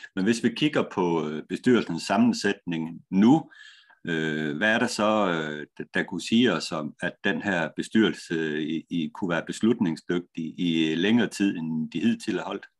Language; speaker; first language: Danish; native; Danish